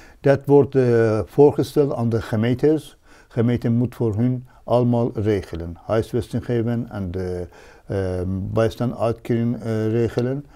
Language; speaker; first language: Dutch; non-native, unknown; Persian